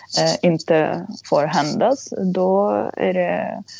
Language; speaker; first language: Swedish; non-native, fluent; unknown